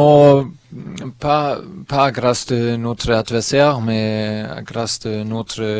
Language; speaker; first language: French; non-native, learner; German